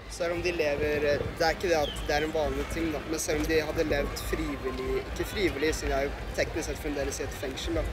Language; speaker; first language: Norwegian; native; Norwegian